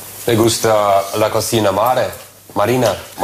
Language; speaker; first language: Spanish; non-native, learner; Russian